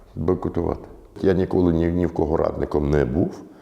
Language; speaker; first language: Ukrainian; non-native, local second language; Russian